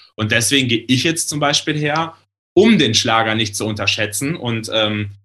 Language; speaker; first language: German; native; German